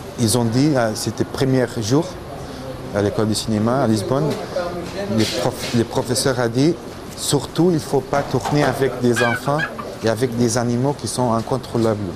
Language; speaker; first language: French; non-native, fluent; Portuguese